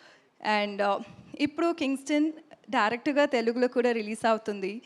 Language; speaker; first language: Telugu; non-native, learner; Tamil